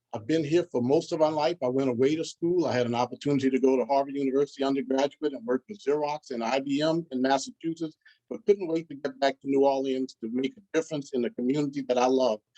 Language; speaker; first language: English; native; English